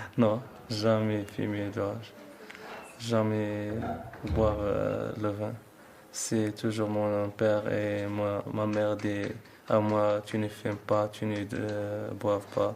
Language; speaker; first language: French; non-native, learner; Arabic